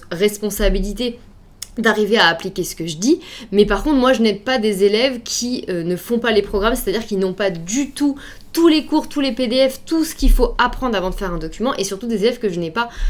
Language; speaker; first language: French; native; French